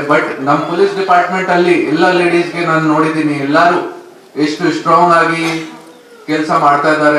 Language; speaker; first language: Kannada; non-native, local second language; Hindi